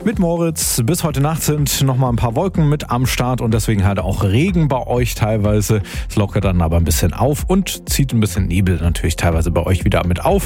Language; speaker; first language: German; native; German